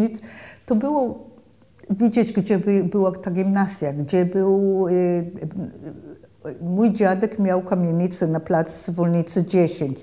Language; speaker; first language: Polish; early bilingual, heritage; Polish